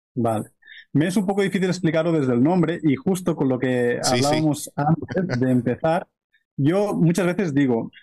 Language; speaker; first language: Spanish; native; Spanish